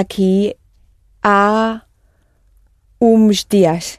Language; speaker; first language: Portuguese; non-native, learner; English